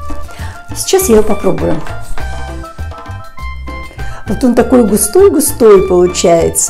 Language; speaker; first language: Russian; native; Russian